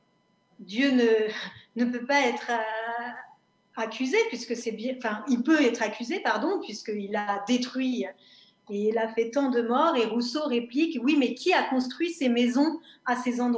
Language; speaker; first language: French; native; French